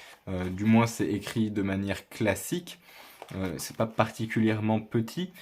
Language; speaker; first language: French; native; French